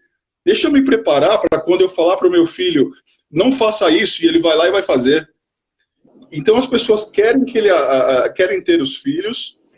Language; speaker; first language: Portuguese; native; Portuguese